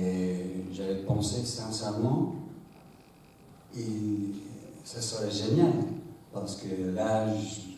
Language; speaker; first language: French; non-native, fluent; English